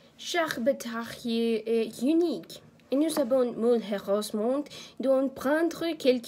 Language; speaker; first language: French; non-native, learner; Spanish